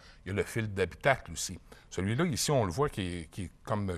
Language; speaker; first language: French; native; French